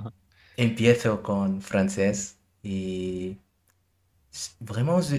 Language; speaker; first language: Spanish; non-native, learner; German